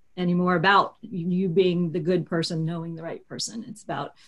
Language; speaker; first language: English; native; English